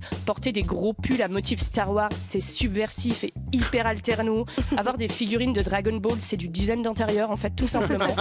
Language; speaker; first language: French; native; French